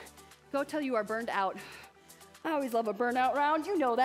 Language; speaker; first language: English; native; English